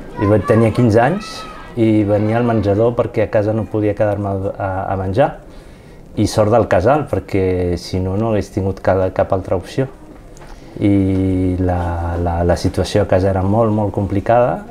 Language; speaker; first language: Catalan; non-native, fluent; Arabic